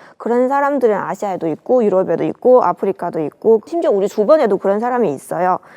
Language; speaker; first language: Korean; non-native, fluent; Chinese